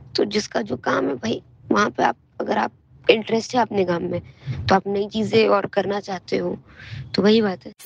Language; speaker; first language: Hindi; native; Hindi